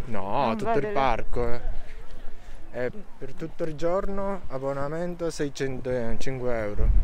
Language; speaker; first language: Italian; non-native, learner; Japanese